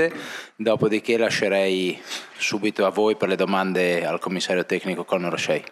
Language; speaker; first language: Italian; native; Italian